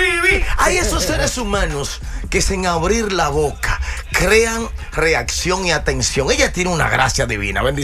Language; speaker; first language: Spanish; native; Spanish